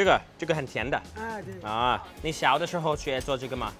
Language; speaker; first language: Chinese; non-native, fluent; English